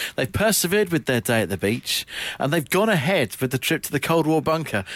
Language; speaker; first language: English; native; English